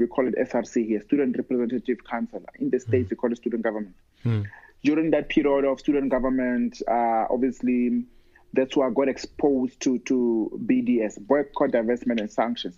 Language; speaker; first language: English; non-native, local second language; Northern Sotho